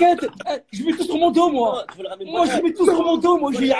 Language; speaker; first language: French; native; French